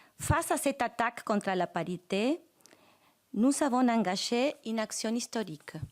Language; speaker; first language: French; non-native, fluent; Spanish